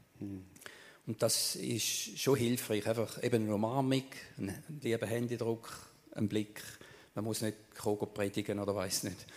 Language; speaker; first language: German; native; German